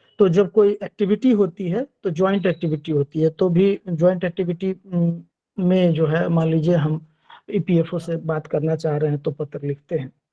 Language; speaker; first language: Hindi; native; Hindi